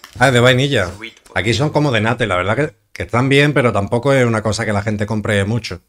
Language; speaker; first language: Spanish; native; Spanish